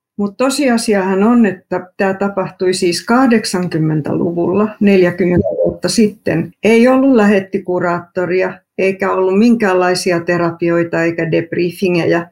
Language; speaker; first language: Finnish; native; Finnish